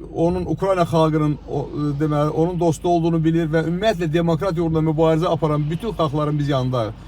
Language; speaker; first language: Azerbaijani; native; Azerbaijani